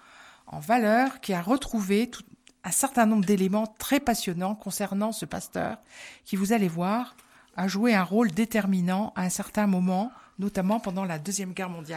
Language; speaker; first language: French; native; French